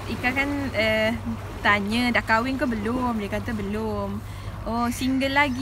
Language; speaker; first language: Malay; native; Malay